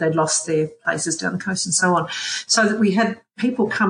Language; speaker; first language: English; native; English